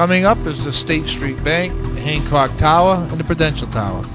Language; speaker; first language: English; native; English